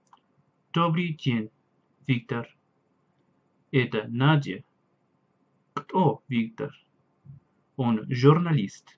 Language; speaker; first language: Russian; non-native, learner; English